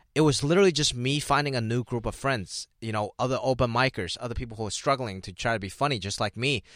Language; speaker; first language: English; non-native, local second language; Cantonese